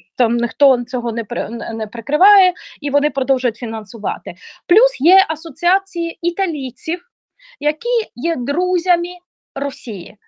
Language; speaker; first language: Ukrainian; non-native, local second language; Russian